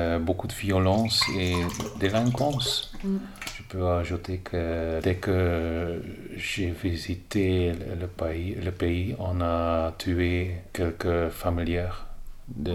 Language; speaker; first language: French; non-native, local second language; Dutch